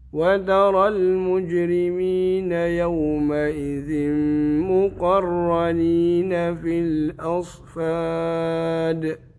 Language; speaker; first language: Arabic; non-native, learner; Indonesian